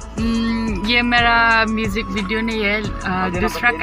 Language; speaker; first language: Hindi; non-native, learner; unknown